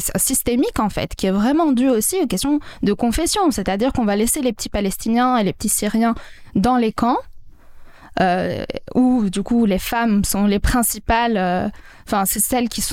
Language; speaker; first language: French; non-native, local second language; Arabic